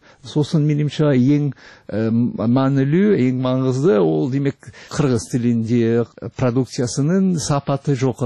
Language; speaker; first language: Kazakh; non-native, fluent; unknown